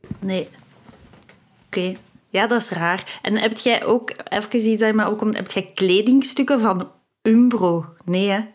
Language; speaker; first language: Dutch; native; Dutch